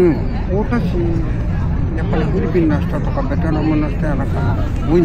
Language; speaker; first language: Japanese; native; Japanese